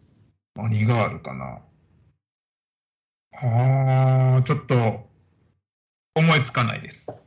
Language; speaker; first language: Japanese; native; Japanese